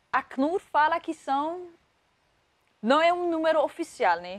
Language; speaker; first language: Portuguese; non-native, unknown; Arabic